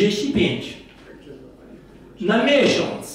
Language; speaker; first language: Polish; non-native, fluent; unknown